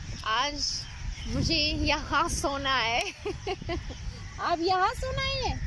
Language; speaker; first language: Hindi; non-native, learner; Arabic